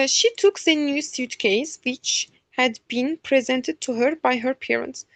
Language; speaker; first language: English; non-native, fluent; Azerbaijani